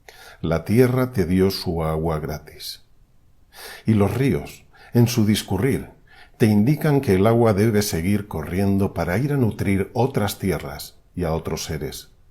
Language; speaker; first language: Spanish; native; Spanish